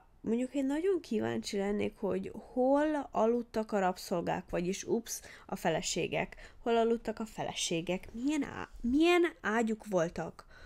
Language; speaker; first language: Hungarian; early bilingual, heritage; Hungarian